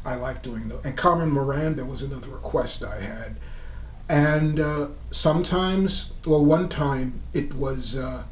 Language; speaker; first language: English; native; English